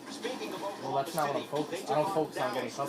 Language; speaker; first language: English; native; English